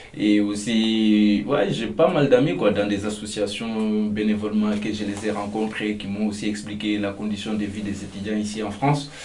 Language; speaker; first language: French; non-native, local second language; Fula